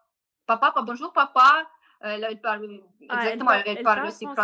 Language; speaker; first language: French; non-native, learner; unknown